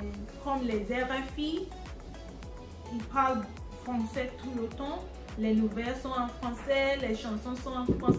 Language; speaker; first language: French; non-native, fluent; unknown